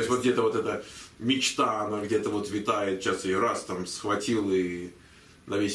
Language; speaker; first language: Russian; native; Russian